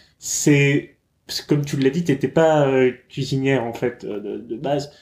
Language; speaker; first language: French; native; French